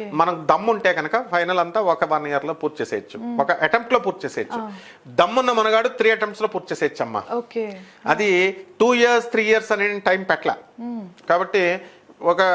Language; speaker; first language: Telugu; native; Telugu